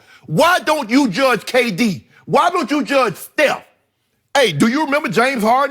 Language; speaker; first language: English; native; English